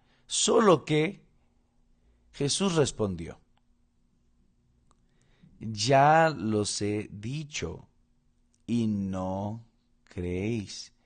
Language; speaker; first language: Spanish; non-native, fluent; Portuguese